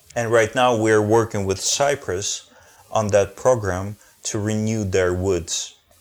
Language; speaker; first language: English; non-native, fluent; Ukrainian